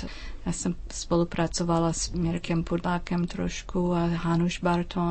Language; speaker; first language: Czech; non-native, learner; English